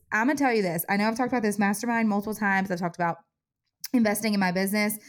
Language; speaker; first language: English; native; English